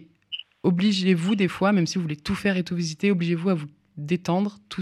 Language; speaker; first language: French; native; French